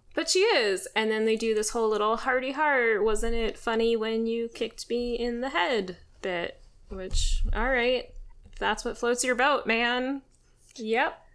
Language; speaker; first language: English; native; English